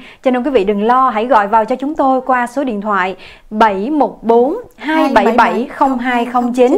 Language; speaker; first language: Vietnamese; native; Vietnamese